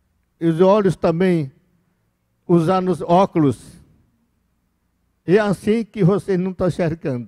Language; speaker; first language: Portuguese; non-native, local second language; Yanomámi